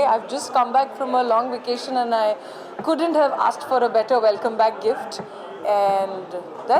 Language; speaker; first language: Hindi; native; Hindi